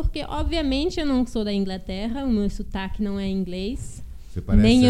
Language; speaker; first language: Portuguese; early bilingual, heritage; Portuguese